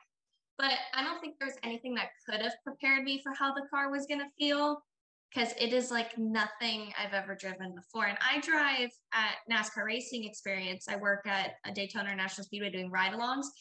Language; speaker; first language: English; native; English